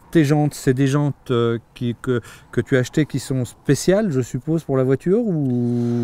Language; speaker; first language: French; native; French